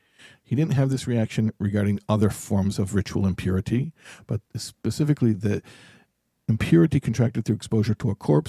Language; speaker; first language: English; native; English